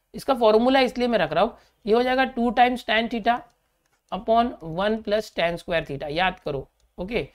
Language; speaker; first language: Hindi; native; Hindi